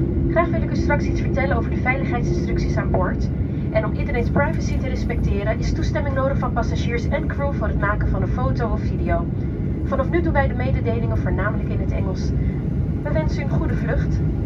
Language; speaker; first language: Dutch; native; Dutch